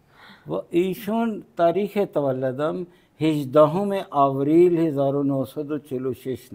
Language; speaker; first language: Persian; non-native, fluent; Punjabi